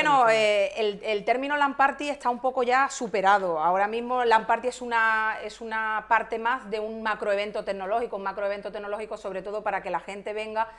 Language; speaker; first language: Spanish; native; Spanish